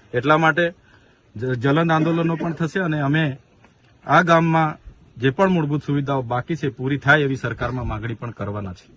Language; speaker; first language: Gujarati; non-native, local second language; Bhili